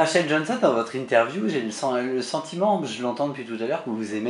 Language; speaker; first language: French; native; French